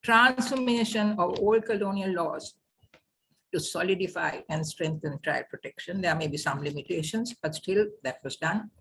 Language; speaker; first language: English; non-native, local second language; Sinhala